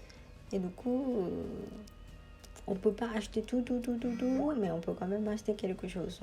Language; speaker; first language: French; non-native, fluent; Japanese